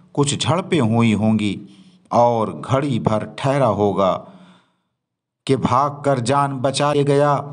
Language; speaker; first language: Hindi; native; Hindi